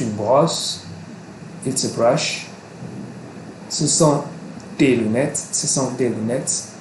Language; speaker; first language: French; non-native, fluent; Malay